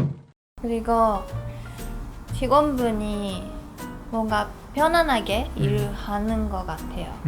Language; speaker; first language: Korean; non-native, fluent; Japanese